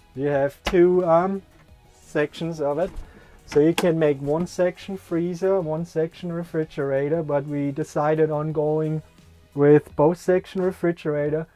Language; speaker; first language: English; non-native, fluent; German